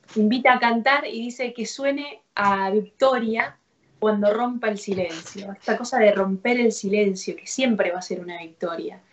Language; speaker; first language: Spanish; native; Spanish